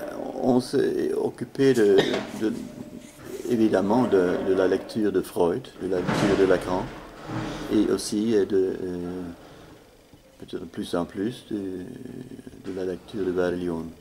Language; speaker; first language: French; non-native, fluent; Swedish